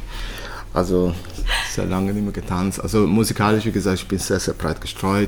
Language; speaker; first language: German; early bilingual, other home language; Italian